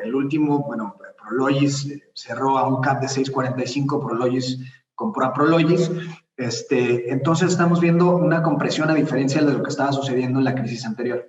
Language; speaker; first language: Spanish; native; Spanish